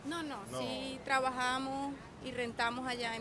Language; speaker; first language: Spanish; native; Spanish